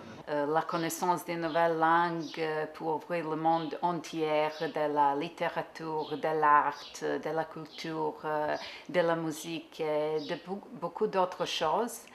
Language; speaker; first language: French; non-native, learner; Serbian